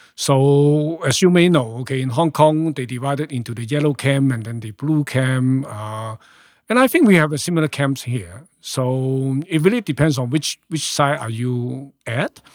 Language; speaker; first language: English; non-native, local second language; Cantonese